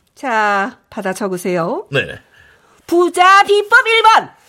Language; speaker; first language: Korean; native; Korean